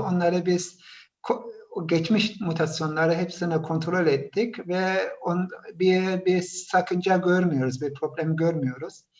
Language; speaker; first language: Turkish; early bilingual, heritage; Turkish